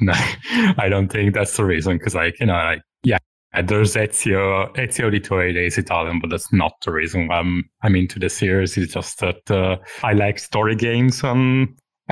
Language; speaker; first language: English; non-native, fluent; Italian